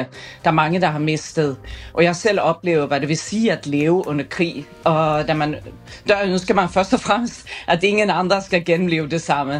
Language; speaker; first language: Danish; non-native, fluent; Persian